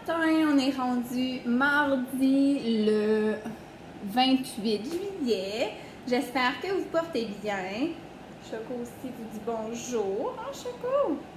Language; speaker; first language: French; native; French